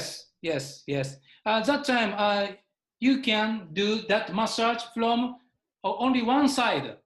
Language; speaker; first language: English; non-native, learner; Japanese